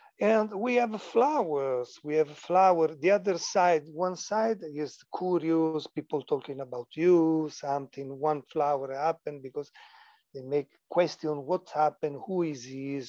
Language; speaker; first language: English; non-native, learner; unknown